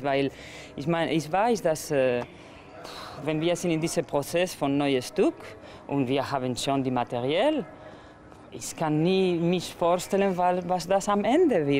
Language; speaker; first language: German; non-native, fluent; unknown